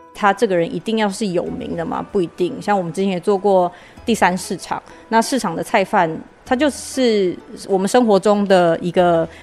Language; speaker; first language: Chinese; native; Chinese